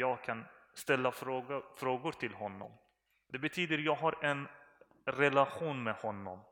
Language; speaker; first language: Swedish; non-native, learner; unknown